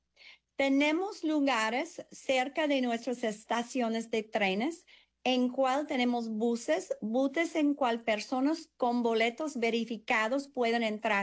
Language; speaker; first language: Spanish; non-native, fluent; English